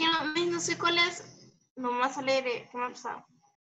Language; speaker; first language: Spanish; native; Spanish